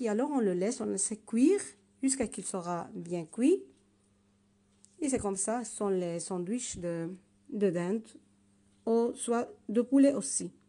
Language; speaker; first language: French; non-native, learner; Arabic